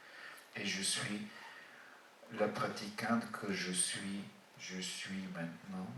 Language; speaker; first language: French; non-native, fluent; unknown